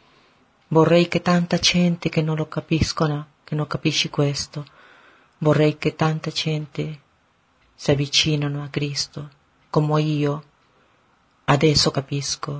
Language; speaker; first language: Italian; non-native, learner; Spanish